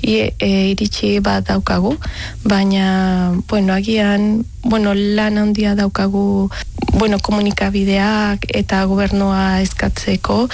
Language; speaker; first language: Basque; non-native, fluent; Spanish